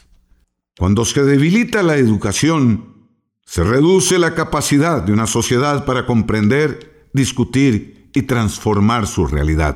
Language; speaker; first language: Spanish; native; Spanish